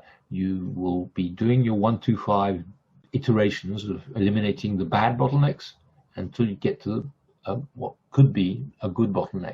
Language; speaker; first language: English; non-native, fluent; French